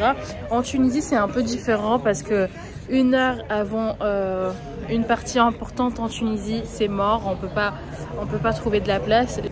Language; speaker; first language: French; non-native, local second language; Arabic